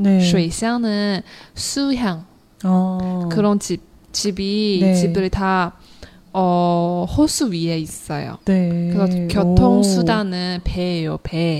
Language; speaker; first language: Korean; non-native, learner; Chinese